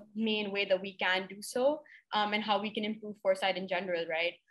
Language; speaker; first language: English; non-native, local second language; Urdu